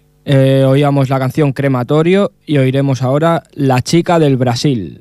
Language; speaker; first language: Spanish; native; Spanish